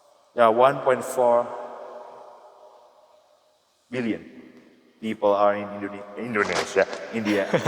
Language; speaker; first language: English; non-native, learner; Indonesian